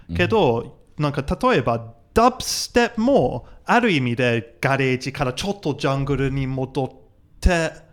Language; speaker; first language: Japanese; non-native, fluent; English